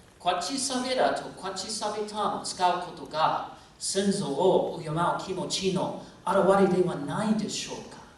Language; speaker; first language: Japanese; non-native, fluent; English